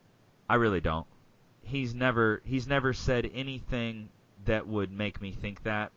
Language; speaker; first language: English; native; English